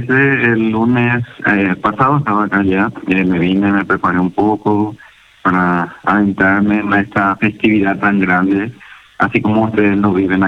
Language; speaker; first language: Spanish; native; Spanish